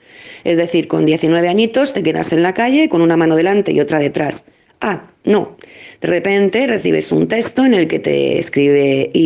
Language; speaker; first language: Spanish; native; Spanish